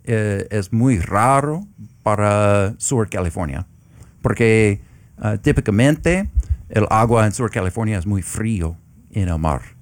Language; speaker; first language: Spanish; non-native, learner; English